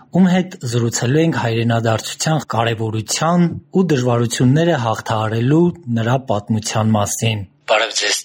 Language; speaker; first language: Armenian; native; Armenian